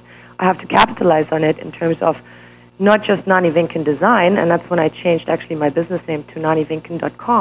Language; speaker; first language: English; non-native, fluent; German